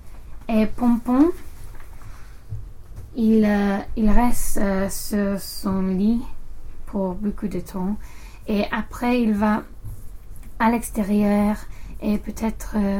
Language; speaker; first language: French; non-native, learner; English